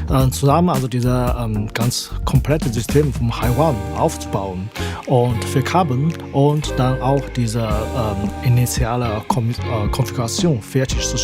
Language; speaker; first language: German; non-native, fluent; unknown